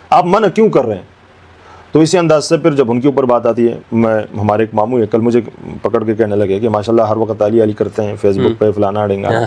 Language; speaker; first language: Urdu; non-native, local second language; Pashto